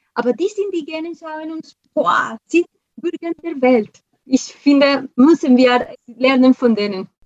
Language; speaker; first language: German; non-native, fluent; Spanish